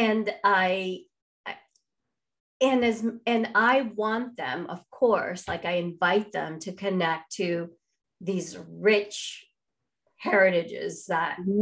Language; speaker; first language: English; non-native, fluent; Spanish